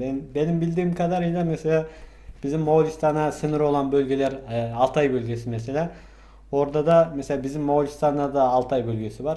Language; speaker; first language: Turkish; non-native, fluent; Mongolian